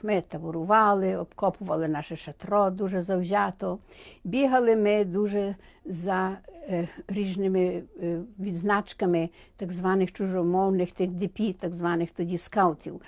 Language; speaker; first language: Ukrainian; native; Ukrainian